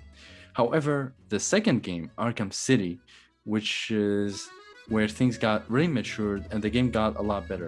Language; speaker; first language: English; non-native, fluent; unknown